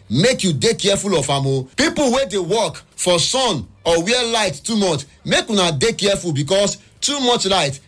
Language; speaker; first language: Nigerian Pidgin; native; Nigerian Pidgin